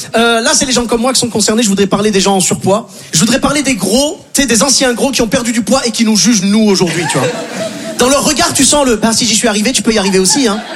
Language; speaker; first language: French; native; French